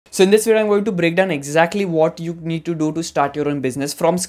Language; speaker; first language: English; non-native, local second language; Hindi